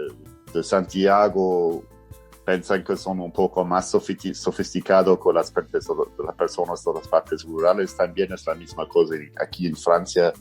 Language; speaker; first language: Spanish; non-native, fluent; English